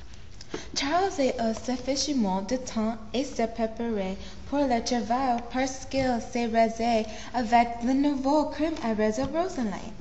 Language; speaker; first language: French; non-native, learner; English